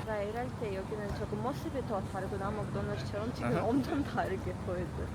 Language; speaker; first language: Korean; non-native, learner; Russian